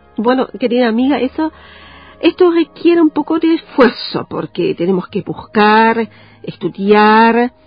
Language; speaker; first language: Spanish; non-native, fluent; German